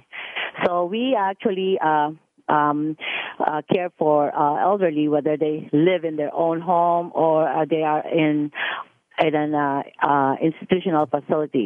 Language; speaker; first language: English; non-native, local second language; Filipino